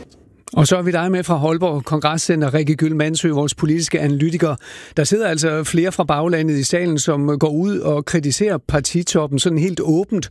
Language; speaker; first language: Danish; native; Danish